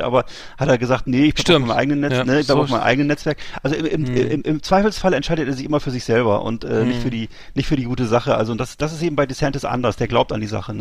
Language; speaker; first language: German; native; German